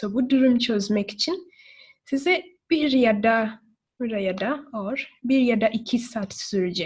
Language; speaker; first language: Turkish; non-native, learner; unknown